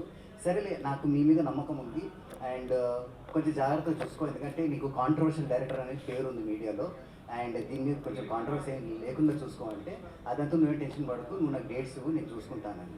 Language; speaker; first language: Telugu; native; Telugu